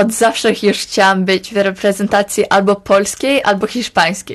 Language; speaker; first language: Polish; early bilingual, heritage; Polish